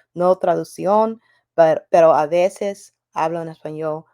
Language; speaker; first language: Spanish; non-native, learner; English